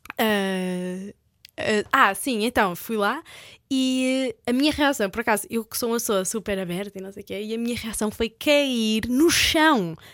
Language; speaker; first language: Portuguese; native; Portuguese